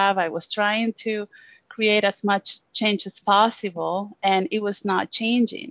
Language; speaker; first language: English; non-native, fluent; Spanish